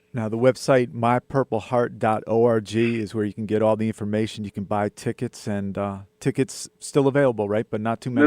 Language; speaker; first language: English; native; English